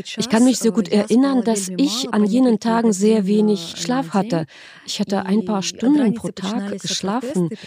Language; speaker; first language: German; non-native, fluent; Belarusian